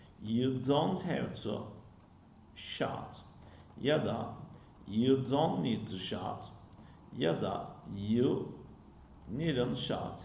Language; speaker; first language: English; non-native, fluent; Turkish